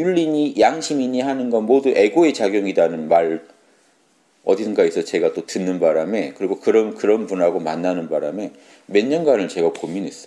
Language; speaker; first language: Korean; native; Korean